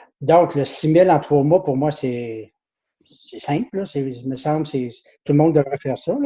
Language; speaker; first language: French; native; French